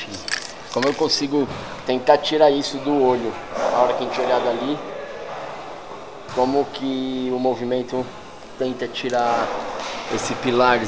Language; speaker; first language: Portuguese; native; Portuguese